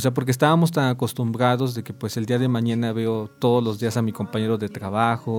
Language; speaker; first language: Spanish; native; Spanish